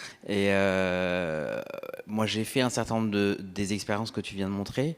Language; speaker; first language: French; native; French